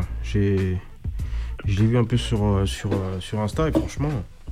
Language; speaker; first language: French; native; French